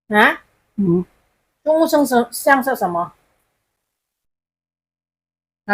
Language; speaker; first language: Chinese; non-native, learner; Indonesian